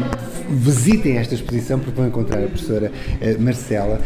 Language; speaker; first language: Portuguese; native; Portuguese